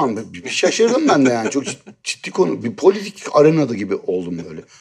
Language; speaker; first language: Turkish; native; Turkish